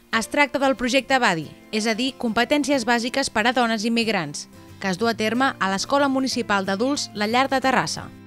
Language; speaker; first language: Catalan; native; Catalan